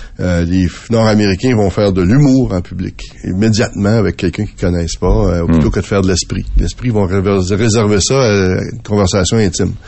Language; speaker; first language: French; native; French